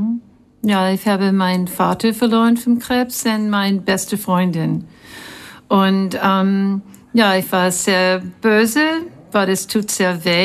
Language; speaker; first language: German; non-native, learner; English